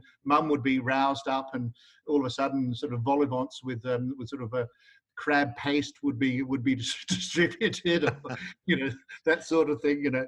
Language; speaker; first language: English; native; English